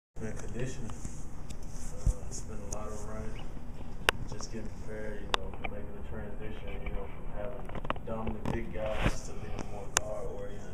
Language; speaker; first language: English; native; English